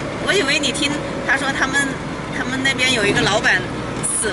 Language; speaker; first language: Chinese; native; Chinese